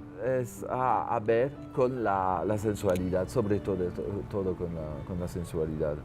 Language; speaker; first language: Spanish; non-native, learner; French